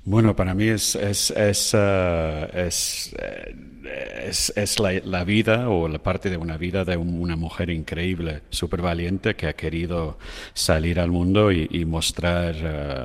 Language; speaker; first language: Spanish; non-native, fluent; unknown